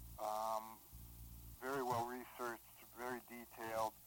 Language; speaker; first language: English; native; English